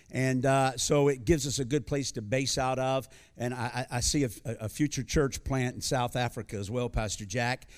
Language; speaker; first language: English; native; English